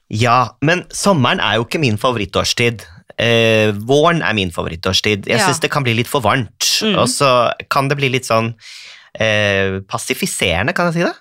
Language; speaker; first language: Norwegian; native; Norwegian